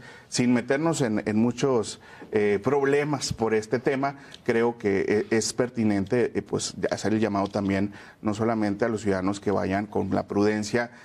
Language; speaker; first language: Spanish; native; Spanish